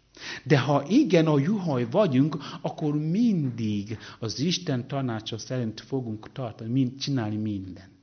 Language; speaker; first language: Hungarian; non-native, learner; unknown